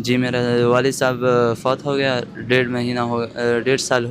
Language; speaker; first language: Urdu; non-native, local second language; Pashto